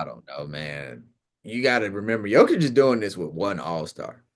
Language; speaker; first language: English; native; English